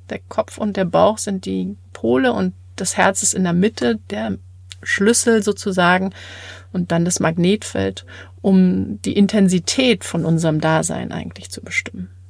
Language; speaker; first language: German; native; German